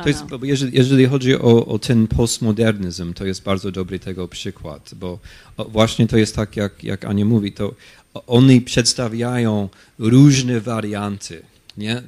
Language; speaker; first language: Polish; non-native, fluent; English